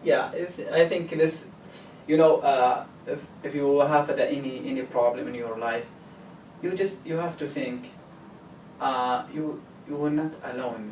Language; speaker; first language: English; non-native, learner; Arabic